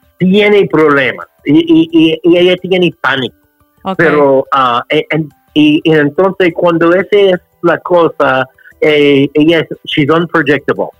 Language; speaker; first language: Spanish; non-native, learner; English